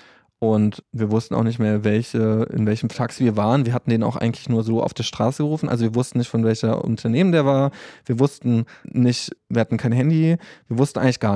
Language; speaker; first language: German; native; German